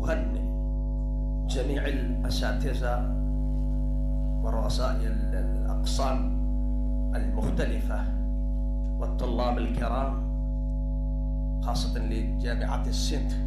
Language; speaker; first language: Arabic; non-native, fluent; Urdu